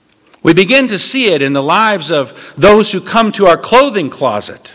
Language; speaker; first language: English; native; English